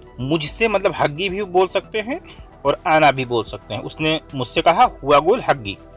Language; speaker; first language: Hindi; native; Hindi